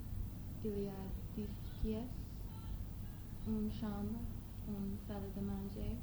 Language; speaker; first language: French; non-native, learner; English